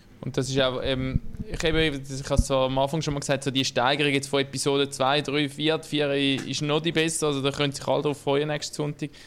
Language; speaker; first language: German; native; German